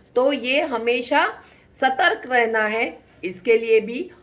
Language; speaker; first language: Hindi; non-native, local second language; Marathi